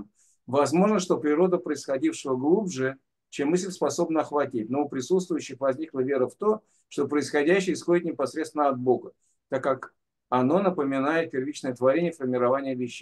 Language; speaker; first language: Russian; native; Russian